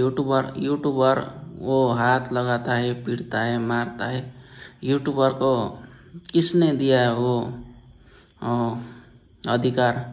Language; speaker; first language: Hindi; non-native, learner; Nepali